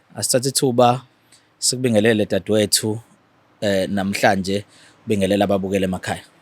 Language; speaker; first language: Zulu; native; Zulu